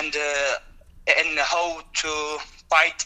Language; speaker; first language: English; non-native, learner; Russian